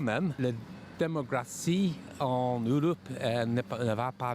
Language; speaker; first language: French; non-native, fluent; English